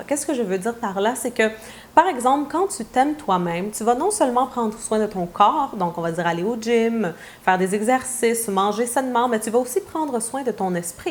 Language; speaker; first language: French; native; French